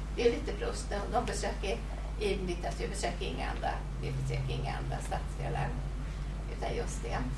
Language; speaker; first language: Swedish; native; Swedish